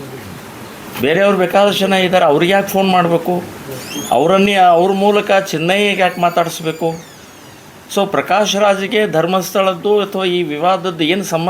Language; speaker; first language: Kannada; native; Kannada